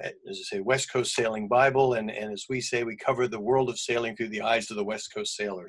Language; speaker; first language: English; native; English